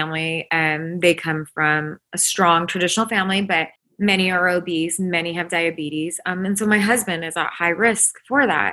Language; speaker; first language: English; native; English